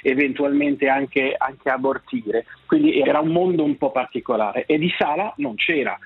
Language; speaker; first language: Italian; non-native, local second language; French